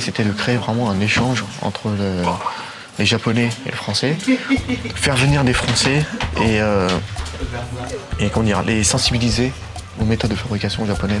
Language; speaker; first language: French; native; French